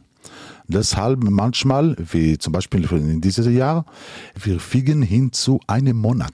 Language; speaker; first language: German; non-native, learner; Hebrew